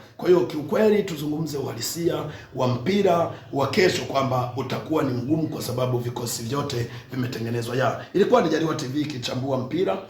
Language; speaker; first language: Swahili; native; Swahili